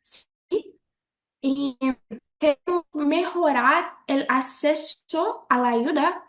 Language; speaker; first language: Spanish; non-native, learner; Portuguese